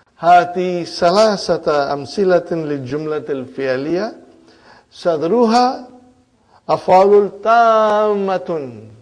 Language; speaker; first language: Arabic; non-native, fluent; English